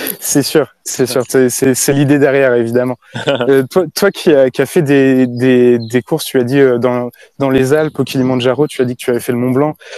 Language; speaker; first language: French; native; French